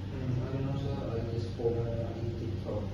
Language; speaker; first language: English; non-native, learner; Indonesian